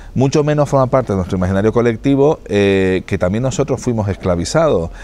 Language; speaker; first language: Spanish; native; Spanish